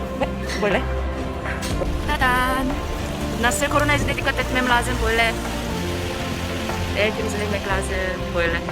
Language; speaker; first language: Turkish; non-native, learner; Korean